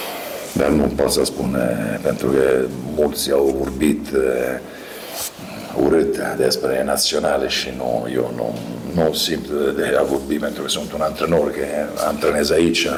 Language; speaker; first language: Romanian; non-native, learner; Italian